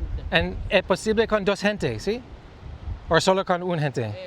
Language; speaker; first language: Spanish; non-native, learner; English